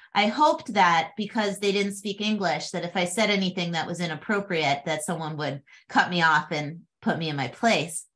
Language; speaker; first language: English; native; English